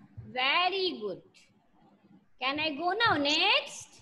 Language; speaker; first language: English; non-native, learner; Bangla